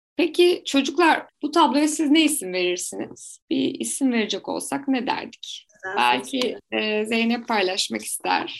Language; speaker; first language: Turkish; native; Turkish